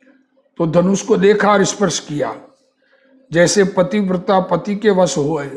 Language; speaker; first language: Hindi; native; Hindi